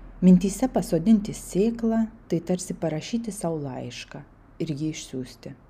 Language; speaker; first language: Lithuanian; non-native, local second language; Russian